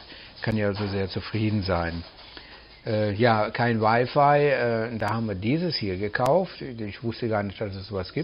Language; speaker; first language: German; native; German